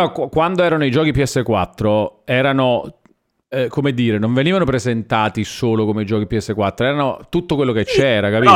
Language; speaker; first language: Italian; native; Italian